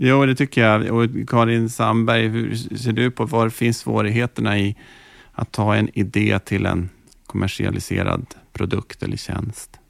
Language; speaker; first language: Swedish; native; Swedish